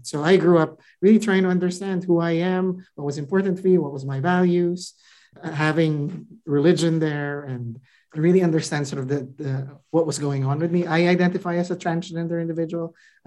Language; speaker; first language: English; non-native, local second language; Filipino